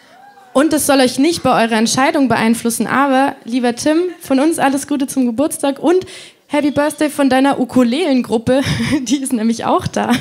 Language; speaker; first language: German; native; German